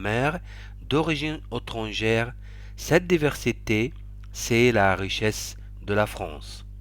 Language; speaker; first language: French; non-native, fluent; Arabic